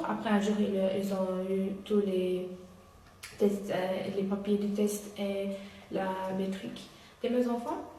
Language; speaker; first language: French; non-native, learner; Uyghur